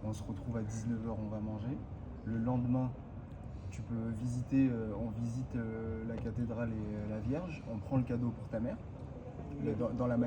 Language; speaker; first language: French; native; French